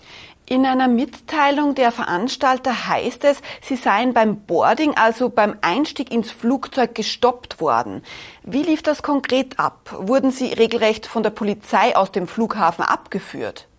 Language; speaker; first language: German; native; German